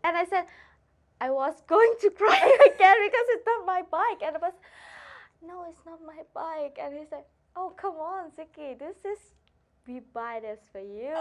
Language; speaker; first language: English; non-native, learner; Thai